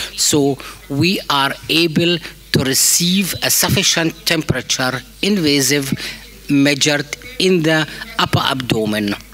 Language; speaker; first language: English; non-native, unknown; Arabic